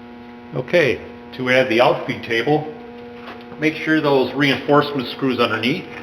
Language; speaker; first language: English; native; English